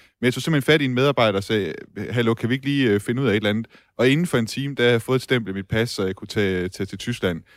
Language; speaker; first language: Danish; native; Danish